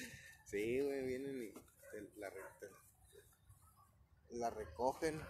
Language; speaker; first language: Spanish; native; Spanish